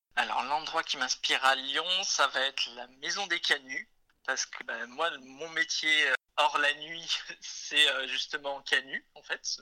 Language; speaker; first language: French; native; French